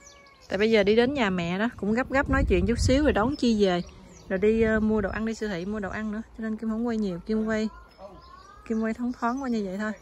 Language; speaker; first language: Vietnamese; native; Vietnamese